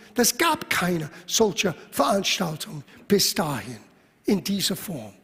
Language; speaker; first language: German; non-native, fluent; English